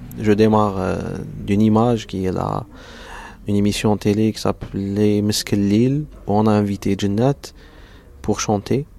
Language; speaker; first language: French; non-native, local second language; Arabic